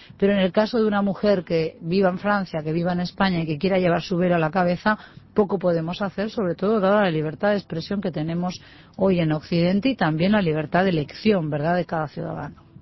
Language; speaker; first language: Spanish; native; Spanish